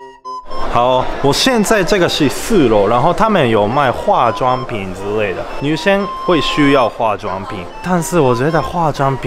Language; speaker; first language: Chinese; non-native, learner; Japanese